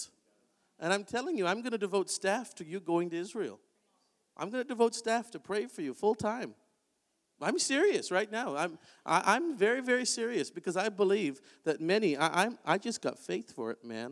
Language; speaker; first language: English; native; English